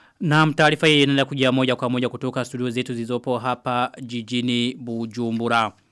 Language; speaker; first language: Swahili; non-native, local second language; Rundi